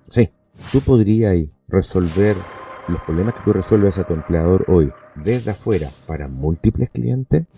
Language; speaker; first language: Spanish; non-native, local second language; English